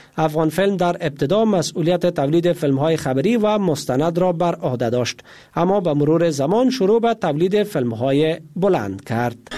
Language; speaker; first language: Persian; native; Persian